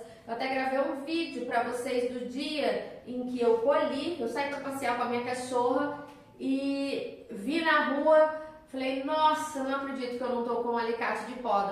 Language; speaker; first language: Portuguese; native; Portuguese